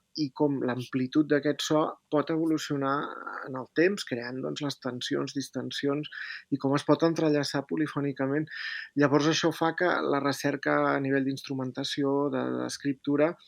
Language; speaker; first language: Catalan; native; Catalan